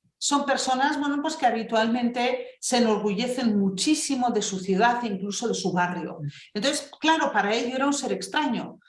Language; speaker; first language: Spanish; early bilingual, other home language; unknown